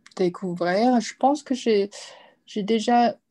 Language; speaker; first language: French; non-native, fluent; Chinese